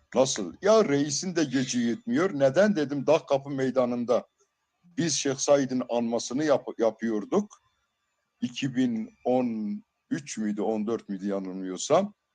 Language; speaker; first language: Turkish; non-native, local second language; Zaza